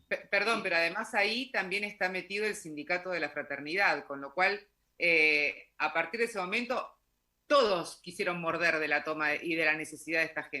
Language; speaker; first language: Spanish; native; Spanish